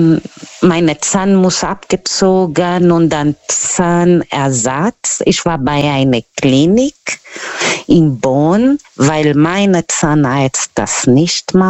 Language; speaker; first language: German; non-native, fluent; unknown